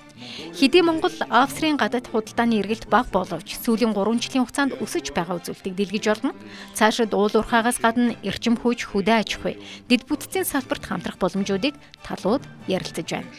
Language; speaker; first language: Mongolian; native; Mongolian